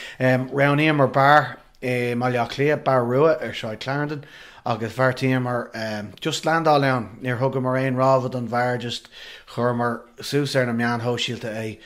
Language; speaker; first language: Irish; non-native, local second language; English